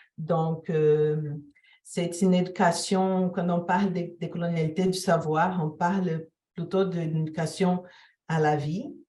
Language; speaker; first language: French; non-native, fluent; Portuguese